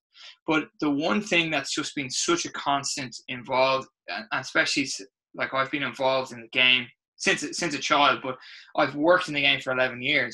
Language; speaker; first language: English; native; English